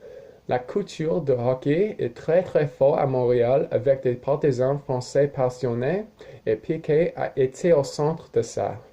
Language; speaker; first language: French; non-native, learner; English